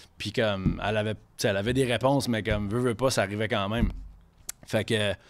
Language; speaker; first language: French; native; French